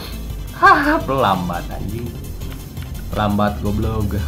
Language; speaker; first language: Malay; non-native, local second language; Sundanese